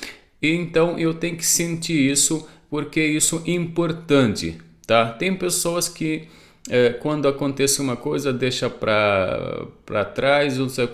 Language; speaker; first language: Portuguese; non-native, fluent; Arabic